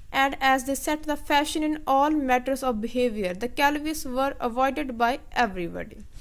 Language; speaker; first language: English; non-native, local second language; Punjabi